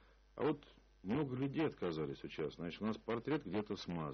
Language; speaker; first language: Russian; native; Russian